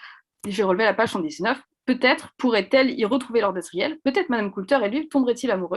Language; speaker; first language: French; native; French